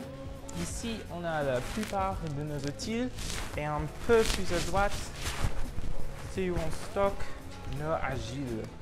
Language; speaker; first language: French; non-native, learner; English